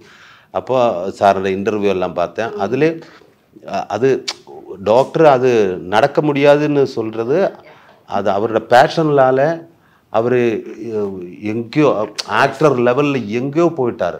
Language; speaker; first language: Tamil; non-native, learner; Malayalam